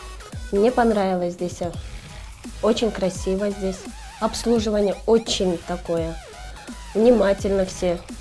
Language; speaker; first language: Russian; non-native, local second language; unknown